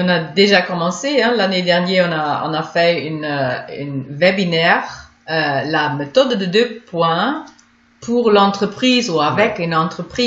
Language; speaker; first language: French; non-native, fluent; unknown